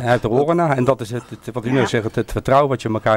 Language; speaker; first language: Dutch; native; Dutch